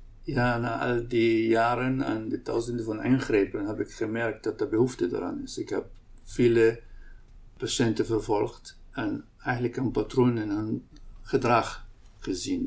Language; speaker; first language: Dutch; non-native, local second language; Arabic